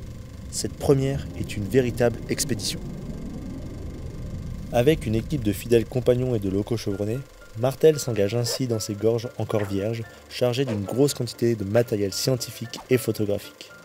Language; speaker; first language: French; native; French